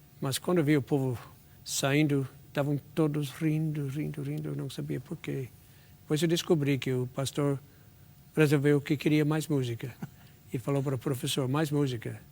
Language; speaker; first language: Portuguese; non-native, fluent; English